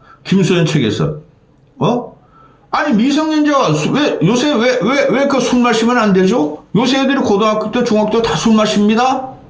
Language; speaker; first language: Korean; native; Korean